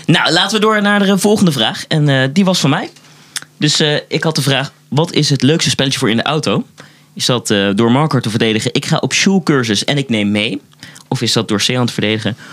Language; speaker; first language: Dutch; native; Dutch